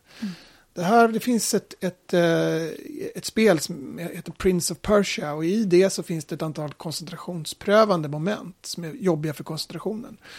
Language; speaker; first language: Swedish; native; Swedish